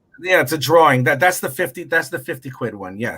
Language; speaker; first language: English; native; English